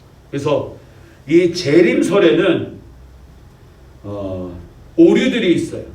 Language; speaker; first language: Korean; native; Korean